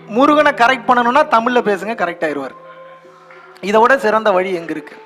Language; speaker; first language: Tamil; non-native, local second language; Telugu